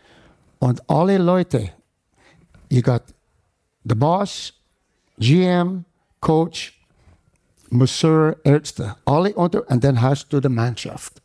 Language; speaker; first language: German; non-native, fluent; English